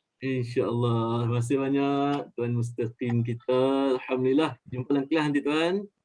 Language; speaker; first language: Malay; native; Malay